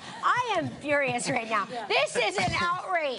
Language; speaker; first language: English; native; English